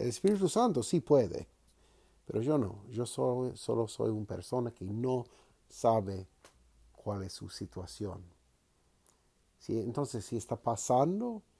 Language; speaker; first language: Spanish; non-native, fluent; English